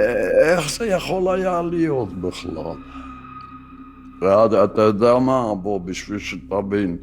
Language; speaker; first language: Hebrew; non-native, fluent; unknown